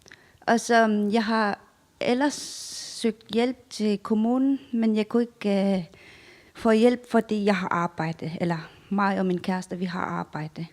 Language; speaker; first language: Danish; non-native, local second language; Kalaallisut